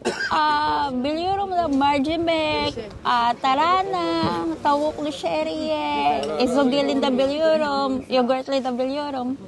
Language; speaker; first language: Turkish; non-native, learner; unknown